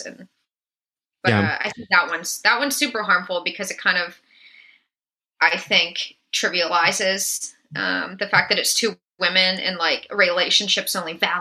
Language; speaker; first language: English; native; English